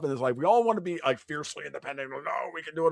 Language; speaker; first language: English; native; English